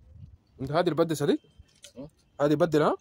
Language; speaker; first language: Arabic; non-native, learner; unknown